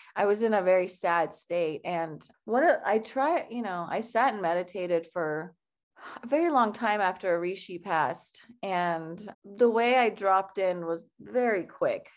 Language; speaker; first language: English; early bilingual, other home language; Persian